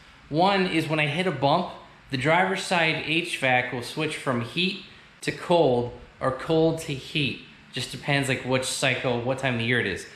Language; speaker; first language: English; native; English